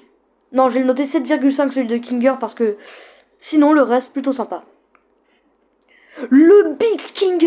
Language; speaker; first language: French; native; French